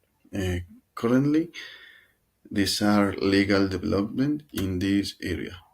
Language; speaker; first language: English; non-native, learner; Spanish